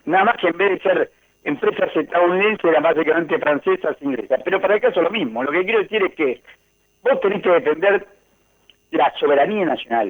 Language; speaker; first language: Spanish; native; Spanish